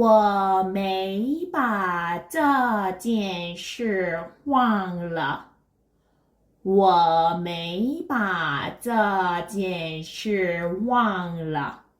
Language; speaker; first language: Chinese; non-native, fluent; Korean